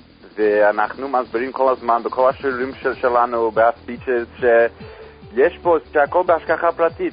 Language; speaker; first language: Hebrew; non-native, fluent; English